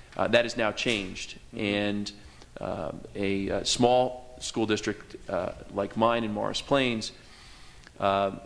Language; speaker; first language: English; native; English